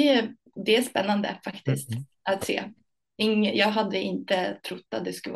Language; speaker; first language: Swedish; early bilingual, other home language; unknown